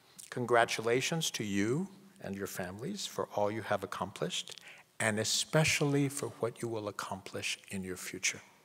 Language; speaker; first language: English; native; English